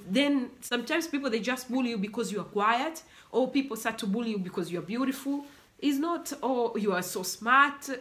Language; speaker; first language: English; non-native, local second language; Swahili